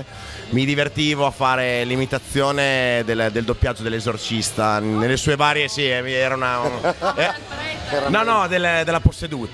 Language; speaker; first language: Italian; native; Italian